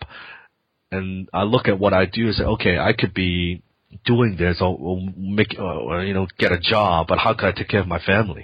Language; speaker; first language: English; non-native, local second language; Cantonese